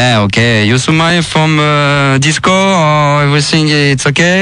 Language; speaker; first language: English; non-native, learner; French